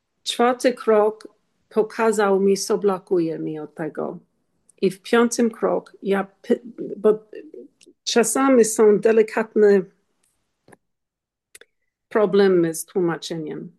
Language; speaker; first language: Polish; non-native, learner; English